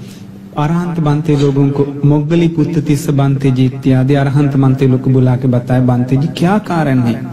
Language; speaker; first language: Hindi; non-native, fluent; Sinhala